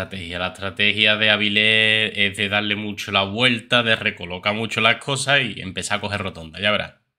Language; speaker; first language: Spanish; native; Spanish